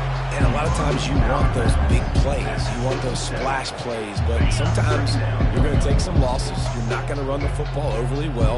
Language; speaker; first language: English; native; English